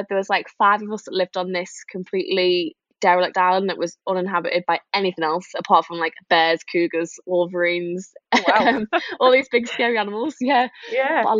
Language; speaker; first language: English; native; English